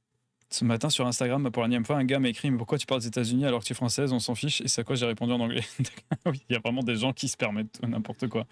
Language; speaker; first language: French; native; French